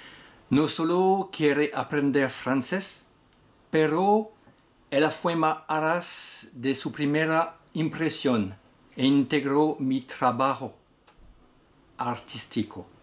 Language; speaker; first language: Spanish; non-native, learner; French